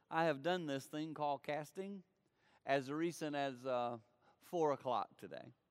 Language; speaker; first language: English; native; English